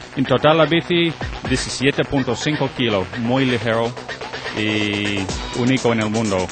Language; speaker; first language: Spanish; non-native, learner; English